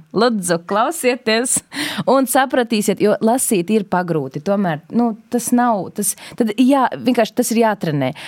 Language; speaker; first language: Latvian; native; Latvian